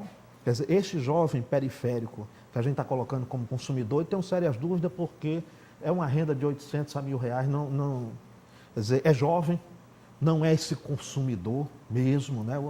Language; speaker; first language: Portuguese; native; Portuguese